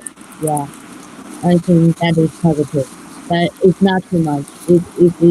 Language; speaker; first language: English; non-native, learner; Chinese